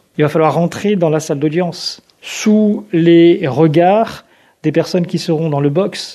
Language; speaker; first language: French; native; French